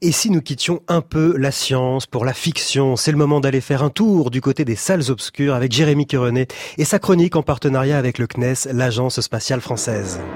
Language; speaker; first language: French; native; French